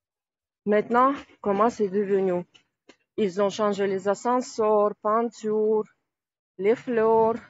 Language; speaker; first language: French; non-native, fluent; Russian